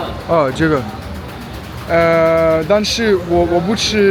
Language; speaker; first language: Chinese; non-native, learner; French